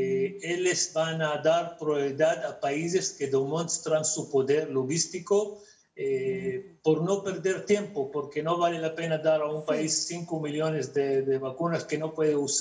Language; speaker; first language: Spanish; non-native, fluent; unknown